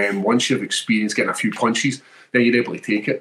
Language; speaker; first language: English; native; English